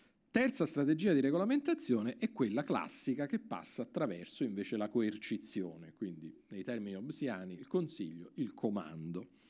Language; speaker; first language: Italian; native; Italian